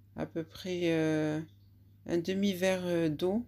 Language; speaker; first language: French; non-native, local second language; Arabic